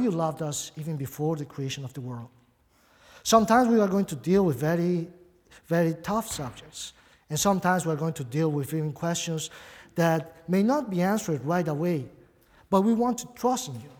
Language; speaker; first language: English; non-native, fluent; Portuguese